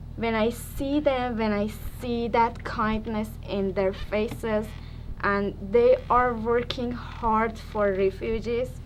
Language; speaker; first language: English; non-native, learner; Persian